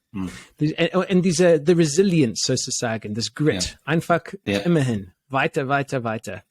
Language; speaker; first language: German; non-native, fluent; English